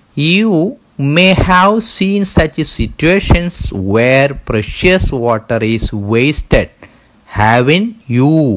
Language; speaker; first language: English; non-native, local second language; Malayalam